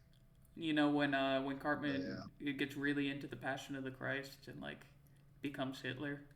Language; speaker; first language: English; native; English